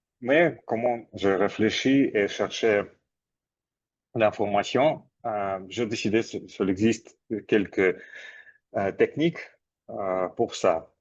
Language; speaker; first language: French; non-native, learner; Armenian